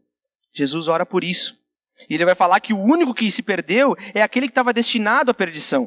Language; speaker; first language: Portuguese; native; Portuguese